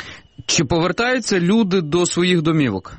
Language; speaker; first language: Ukrainian; native; Ukrainian